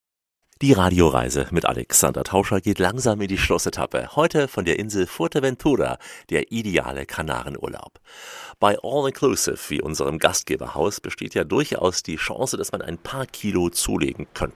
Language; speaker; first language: German; native; German